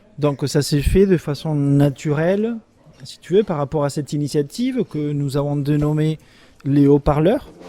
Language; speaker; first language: French; native; French